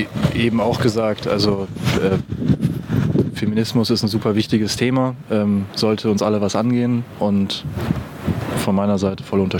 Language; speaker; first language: German; native; German